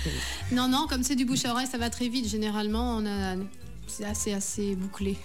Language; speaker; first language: French; native; French